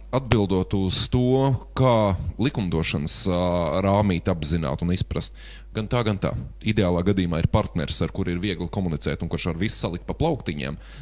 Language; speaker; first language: Latvian; native; Latvian